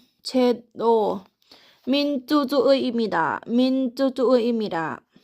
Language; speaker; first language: Korean; non-native, learner; Thai